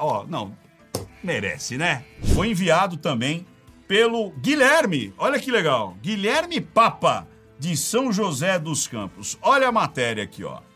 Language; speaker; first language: Portuguese; native; Portuguese